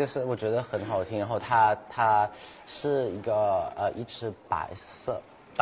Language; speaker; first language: Chinese; non-native, fluent; Thai